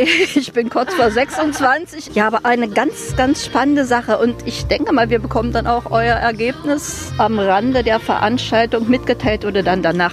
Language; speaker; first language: German; native; German